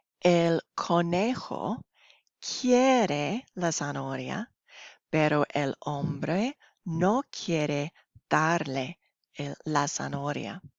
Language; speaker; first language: Spanish; non-native, fluent; English